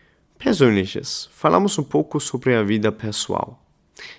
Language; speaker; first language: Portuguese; non-native, fluent; German